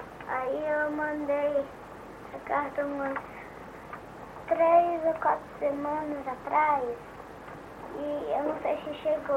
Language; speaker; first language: Portuguese; early bilingual, heritage; Portuguese